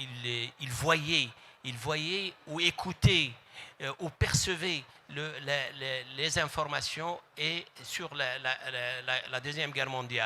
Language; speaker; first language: French; non-native, local second language; Arabic